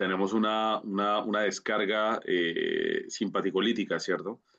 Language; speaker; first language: Spanish; native; Spanish